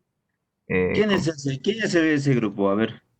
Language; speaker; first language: Spanish; native; Spanish